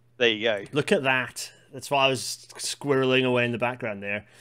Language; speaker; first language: English; native; English